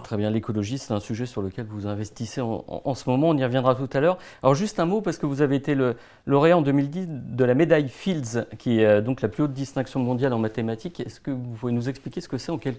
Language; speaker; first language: French; native; French